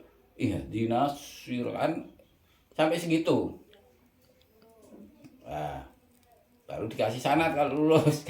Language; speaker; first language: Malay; non-native, local second language; Javanese